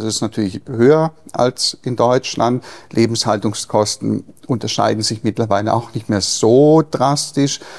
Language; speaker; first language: German; native; German